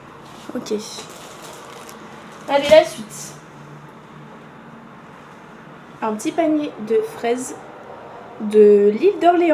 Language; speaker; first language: French; native; French